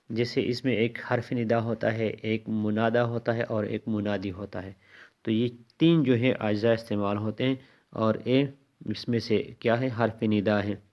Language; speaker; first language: Urdu; non-native, local second language; Pashto